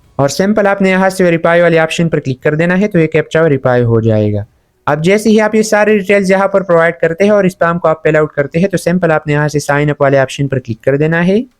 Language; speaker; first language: Urdu; non-native, local second language; Punjabi